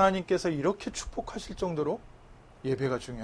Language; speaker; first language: Korean; native; Korean